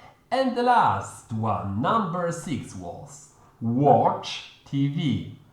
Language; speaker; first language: English; non-native, fluent; Polish